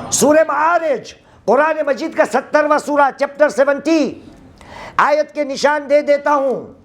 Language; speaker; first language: Urdu; non-native, local second language; Gujarati